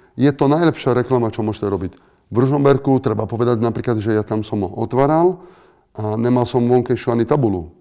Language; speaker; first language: Slovak; non-native, fluent; Italian